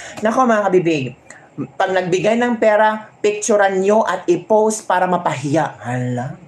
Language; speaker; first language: Filipino; non-native, local second language; Hiligaynon